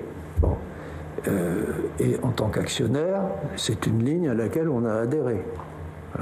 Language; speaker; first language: French; native; French